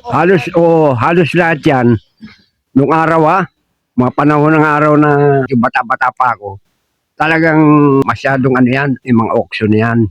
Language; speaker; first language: Filipino; native; Filipino